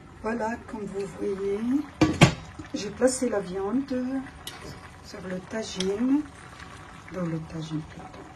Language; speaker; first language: French; non-native, local second language; Arabic